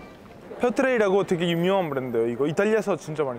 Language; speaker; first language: Korean; non-native, fluent; Italian